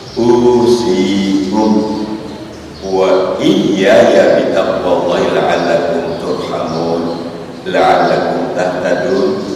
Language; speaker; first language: Indonesian; native; Indonesian